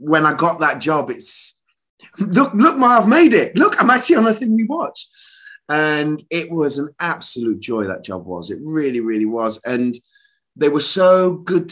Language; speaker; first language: English; native; English